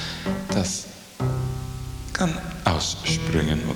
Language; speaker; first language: German; non-native, learner; English